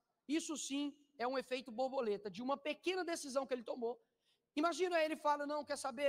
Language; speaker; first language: Portuguese; native; Portuguese